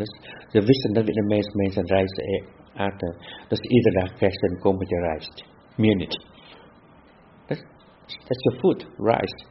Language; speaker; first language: Dutch; non-native, fluent; Vietnamese